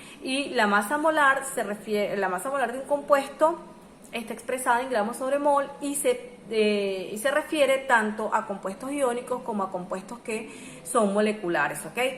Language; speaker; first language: Spanish; native; Spanish